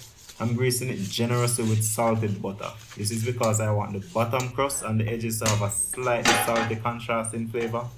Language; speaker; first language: English; native; English